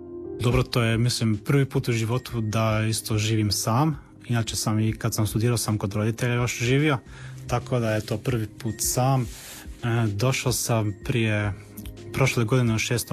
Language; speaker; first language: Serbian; early bilingual, heritage; Croatian